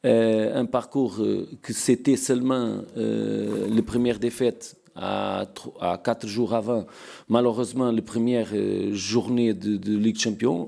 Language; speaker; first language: French; non-native, learner; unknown